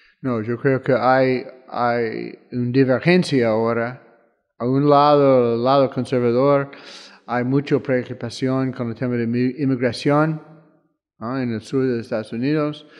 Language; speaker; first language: Spanish; non-native, fluent; English